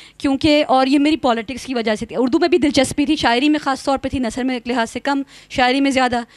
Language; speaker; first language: Urdu; native; Urdu